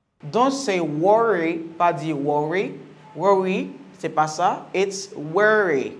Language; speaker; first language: English; non-native, fluent; Haitian Creole